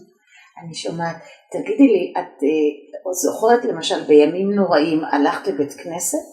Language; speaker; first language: Hebrew; native; Hebrew